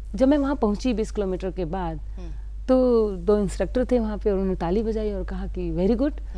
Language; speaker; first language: Hindi; native; Hindi